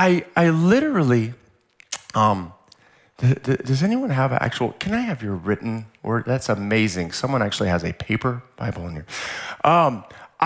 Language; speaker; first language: English; native; English